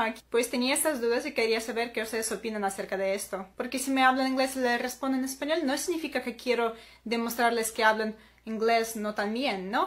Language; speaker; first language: Spanish; non-native, fluent; Ukrainian